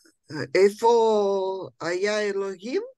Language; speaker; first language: Hebrew; non-native, fluent; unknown